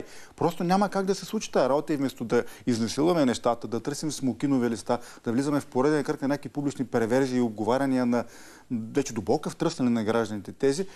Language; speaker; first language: Bulgarian; native; Bulgarian